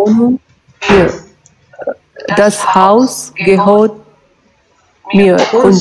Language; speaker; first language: German; non-native, learner; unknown